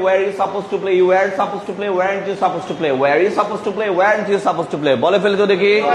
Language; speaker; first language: English; non-native, local second language; Bangla